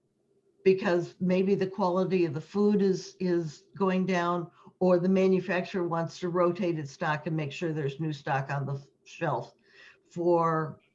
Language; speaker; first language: English; native; English